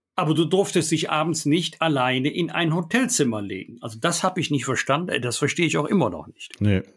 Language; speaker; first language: German; native; German